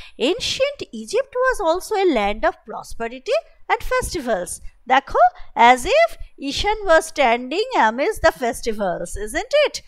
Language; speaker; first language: English; non-native, local second language; Bangla